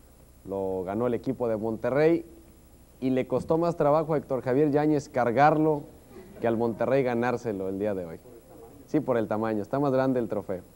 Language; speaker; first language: Spanish; native; Spanish